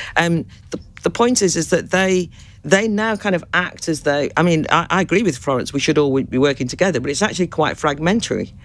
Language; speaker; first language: English; native; English